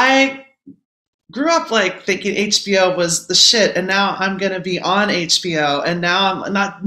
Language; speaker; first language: English; native; English